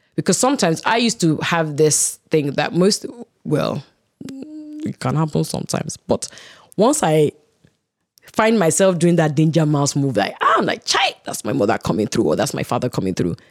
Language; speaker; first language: English; non-native, local second language; Yoruba